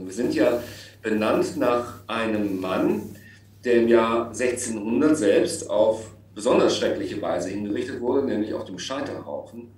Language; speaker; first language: German; native; German